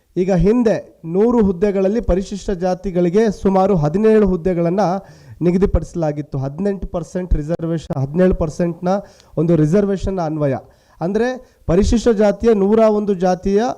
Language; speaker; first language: Kannada; non-native, local second language; Lambadi